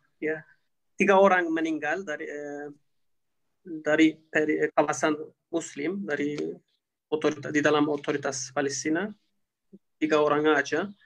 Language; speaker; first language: Indonesian; non-native, learner; Turkish